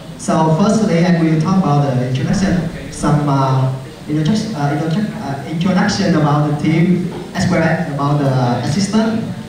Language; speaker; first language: English; non-native, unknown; Vietnamese